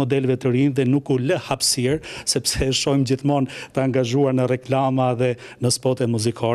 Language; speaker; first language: Albanian; native; Albanian